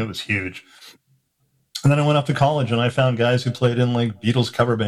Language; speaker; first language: English; native; English